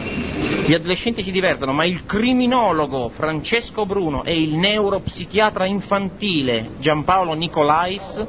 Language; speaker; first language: Italian; native; Italian